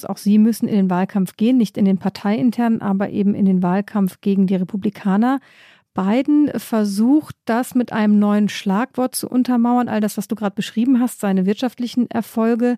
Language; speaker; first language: German; native; German